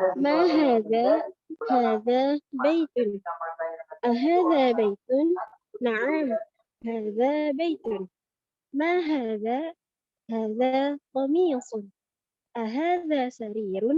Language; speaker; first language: Arabic; non-native, learner; Indonesian